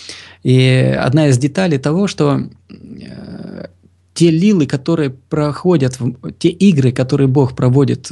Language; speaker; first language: Russian; native; Russian